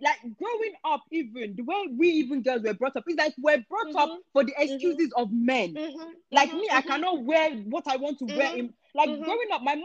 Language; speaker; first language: English; non-native, local second language; Yoruba